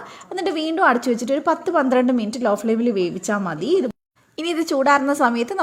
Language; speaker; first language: Malayalam; native; Malayalam